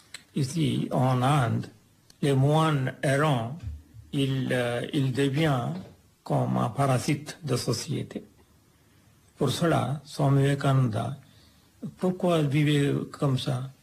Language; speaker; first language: French; non-native, fluent; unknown